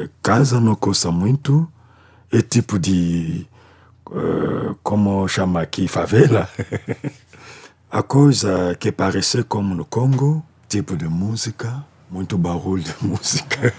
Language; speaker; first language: Portuguese; non-native, learner; Lingala